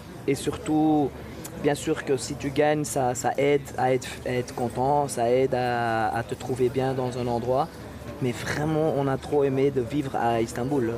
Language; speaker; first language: French; non-native, local second language; Dutch